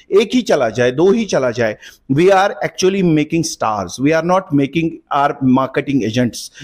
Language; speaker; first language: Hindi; non-native, local second language; Kashmiri